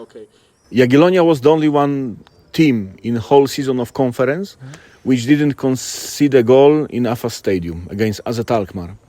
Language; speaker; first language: English; non-native, fluent; Polish